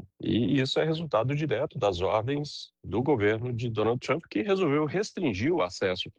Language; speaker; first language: Portuguese; native; Portuguese